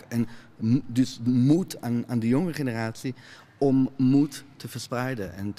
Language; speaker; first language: Dutch; non-native, fluent; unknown